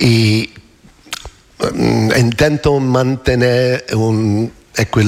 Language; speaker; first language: Spanish; non-native, fluent; English